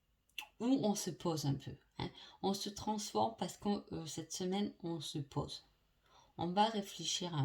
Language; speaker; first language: French; native; French